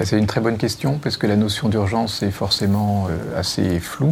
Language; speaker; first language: French; native; French